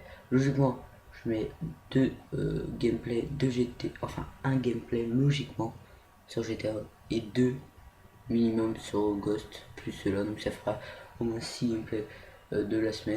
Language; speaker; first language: French; native; French